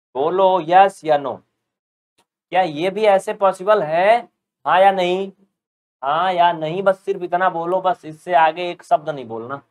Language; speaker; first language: Hindi; native; Hindi